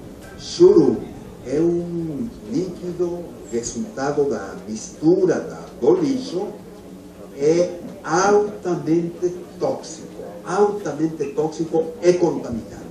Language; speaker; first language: Portuguese; non-native, learner; Spanish